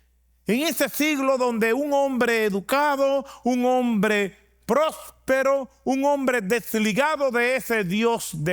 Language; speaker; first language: Spanish; native; Spanish